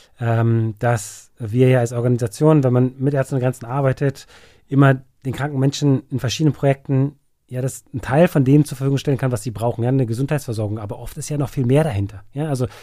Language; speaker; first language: German; native; German